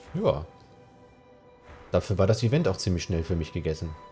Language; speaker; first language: German; native; German